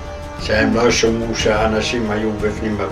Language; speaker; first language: Hebrew; non-native, fluent; Dutch